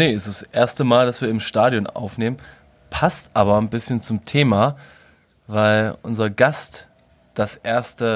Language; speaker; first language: German; native; German